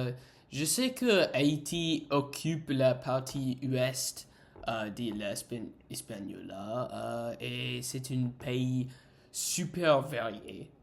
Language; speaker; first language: French; non-native, learner; English